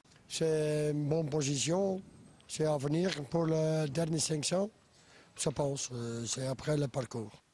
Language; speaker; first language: French; non-native, local second language; Dutch